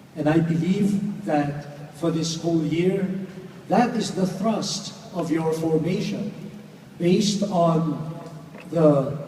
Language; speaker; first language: English; non-native, local second language; Filipino